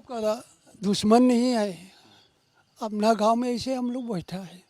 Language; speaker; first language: Hindi; non-native, local second language; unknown